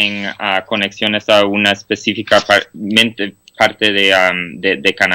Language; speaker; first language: Spanish; non-native, fluent; English